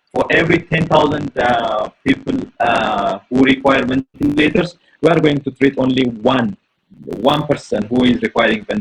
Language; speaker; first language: English; non-native, local second language; Amharic